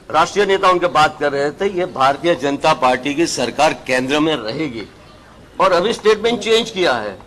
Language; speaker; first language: Hindi; non-native, local second language; Gujarati